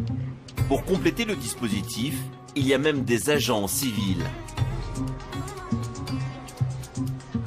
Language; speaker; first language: French; native; French